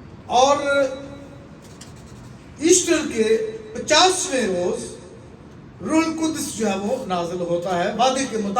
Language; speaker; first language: Urdu; native; Urdu